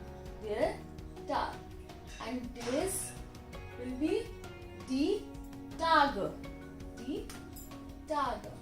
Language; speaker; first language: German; non-native, fluent; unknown